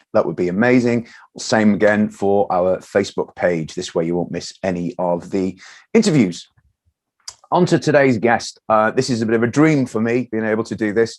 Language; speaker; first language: English; native; English